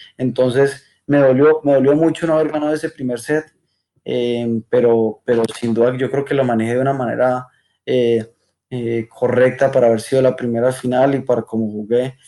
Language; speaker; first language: Spanish; native; Spanish